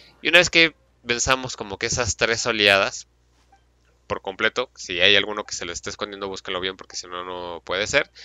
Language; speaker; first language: Spanish; native; Spanish